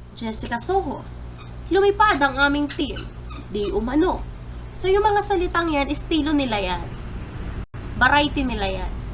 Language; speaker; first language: Filipino; native; Filipino